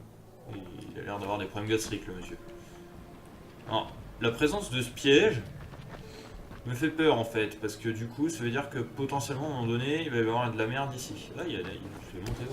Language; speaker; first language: French; native; French